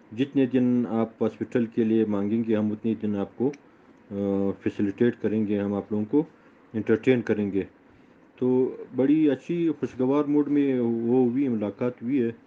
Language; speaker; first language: Urdu; non-native, local second language; Pashto